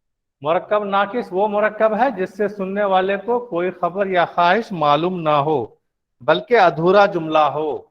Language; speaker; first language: Urdu; native; Urdu